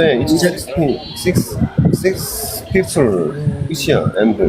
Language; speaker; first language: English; non-native, learner; Korean